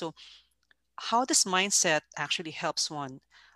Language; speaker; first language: English; non-native, local second language; Filipino